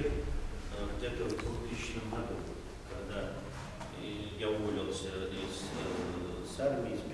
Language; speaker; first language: Russian; native; Russian